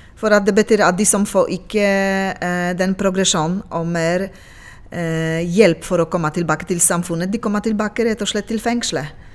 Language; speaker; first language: Norwegian; non-native, local second language; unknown